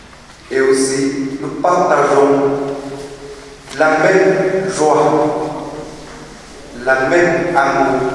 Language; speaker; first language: French; non-native, fluent; Vietnamese